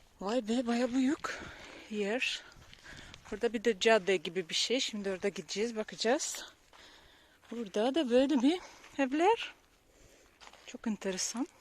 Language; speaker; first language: Turkish; non-native, learner; Russian